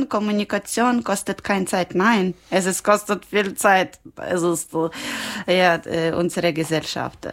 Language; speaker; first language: German; non-native, learner; Ukrainian